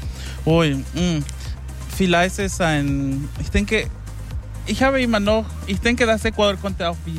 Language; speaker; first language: German; non-native, fluent; Spanish